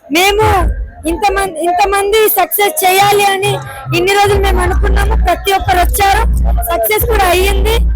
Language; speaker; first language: Telugu; non-native, local second language; Lambadi